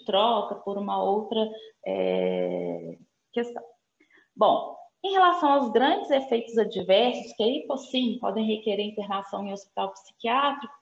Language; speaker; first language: Portuguese; native; Portuguese